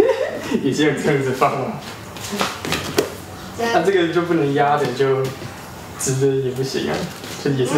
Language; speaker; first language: Chinese; native; Chinese